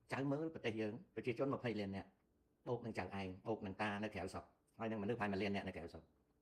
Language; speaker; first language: Khmer; native; Khmer